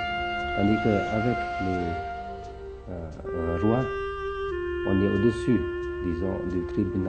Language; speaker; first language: French; early bilingual, other home language; Thai